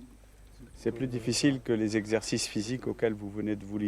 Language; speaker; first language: French; native; French